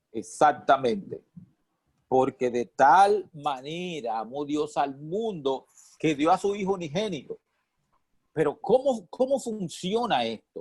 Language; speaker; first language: Spanish; native; Spanish